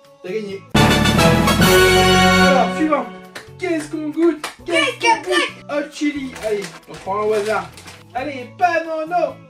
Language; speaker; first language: French; native; French